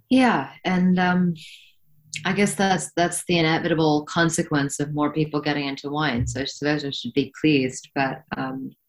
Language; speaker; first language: English; native; English